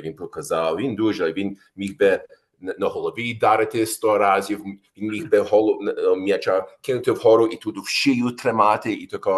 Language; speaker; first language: Ukrainian; early bilingual, heritage; Ukrainian